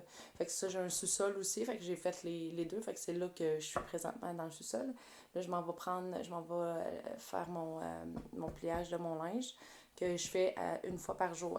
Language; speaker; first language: French; native; French